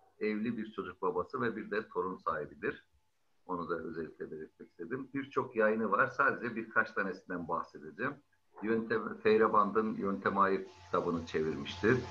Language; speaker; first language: Turkish; native; Turkish